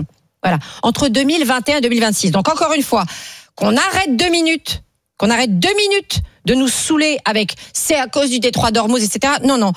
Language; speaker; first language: French; native; French